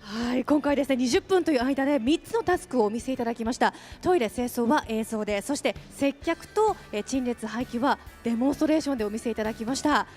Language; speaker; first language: Japanese; native; Japanese